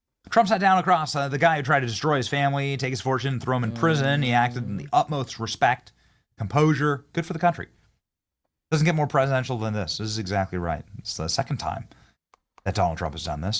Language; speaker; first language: English; native; English